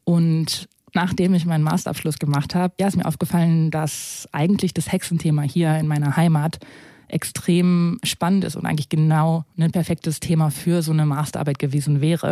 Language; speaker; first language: German; native; German